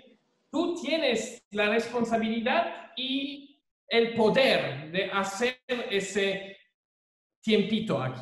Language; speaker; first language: Spanish; non-native, fluent; German